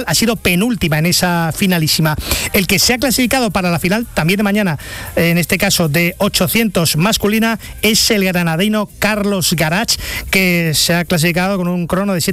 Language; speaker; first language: Spanish; native; Spanish